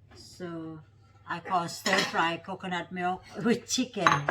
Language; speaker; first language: English; non-native, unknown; Thai